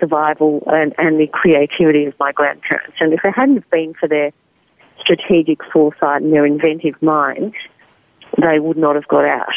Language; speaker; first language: English; native; English